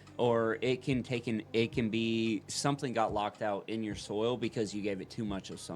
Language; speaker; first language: English; native; English